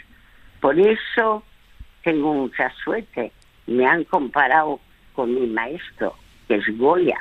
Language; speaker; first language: Spanish; early bilingual, other home language; French